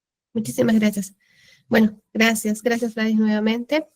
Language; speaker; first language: Spanish; native; Spanish